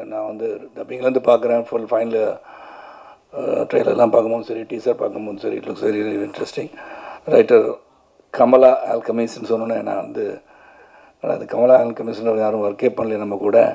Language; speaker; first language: Tamil; native; Tamil